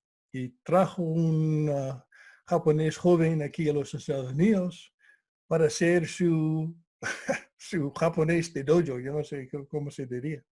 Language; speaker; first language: Spanish; non-native, fluent; English